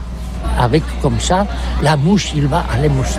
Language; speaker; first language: French; non-native, learner; Catalan